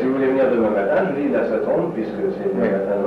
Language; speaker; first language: French; native; French